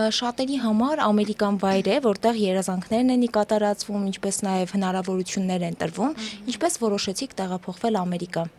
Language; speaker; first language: Armenian; native; Armenian